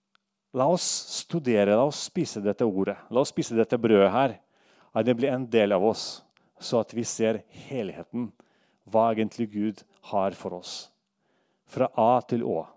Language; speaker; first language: Norwegian; non-native, fluent; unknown